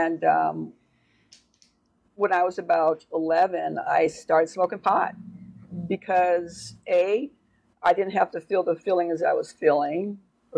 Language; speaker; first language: English; native; English